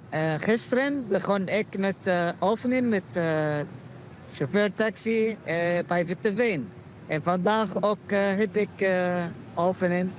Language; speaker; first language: Dutch; non-native, learner; Arabic